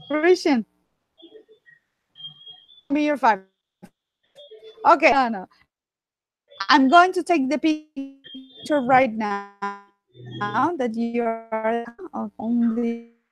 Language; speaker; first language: English; non-native, fluent; Spanish